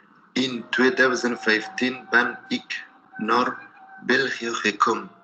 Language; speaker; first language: Dutch; non-native, learner; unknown